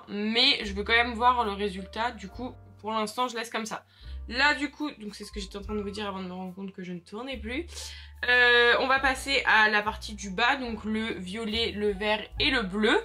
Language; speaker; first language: French; native; French